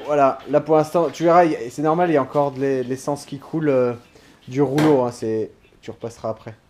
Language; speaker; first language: French; native; French